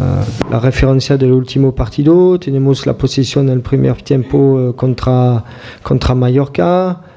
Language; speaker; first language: Spanish; non-native, fluent; French